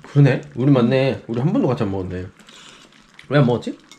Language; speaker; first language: Korean; native; Korean